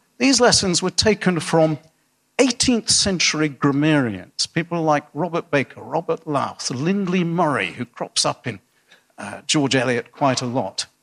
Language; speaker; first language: English; native; English